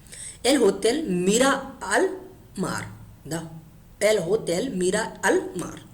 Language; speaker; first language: Spanish; non-native, fluent; Hindi